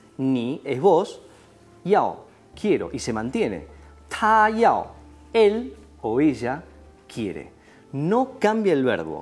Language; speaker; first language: Spanish; native; Spanish